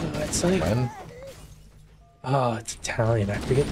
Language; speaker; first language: English; native; English